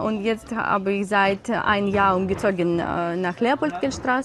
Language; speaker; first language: German; non-native, learner; Ukrainian